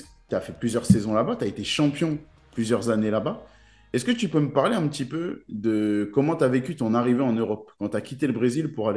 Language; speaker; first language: French; native; French